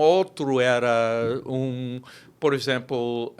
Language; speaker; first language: Portuguese; non-native, fluent; English